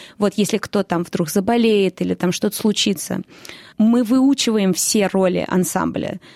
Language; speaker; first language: Russian; early bilingual, heritage; Russian